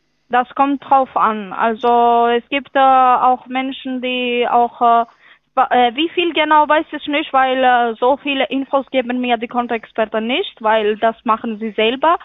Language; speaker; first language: German; non-native, fluent; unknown